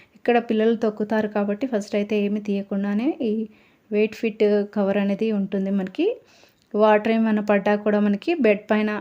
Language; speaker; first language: Telugu; native; Telugu